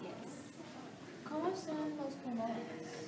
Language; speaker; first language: Spanish; non-native, learner; English